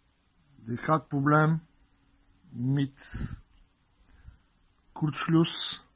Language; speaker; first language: German; non-native, learner; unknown